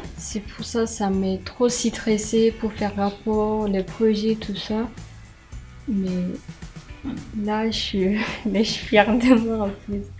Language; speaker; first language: French; non-native, learner; Turkish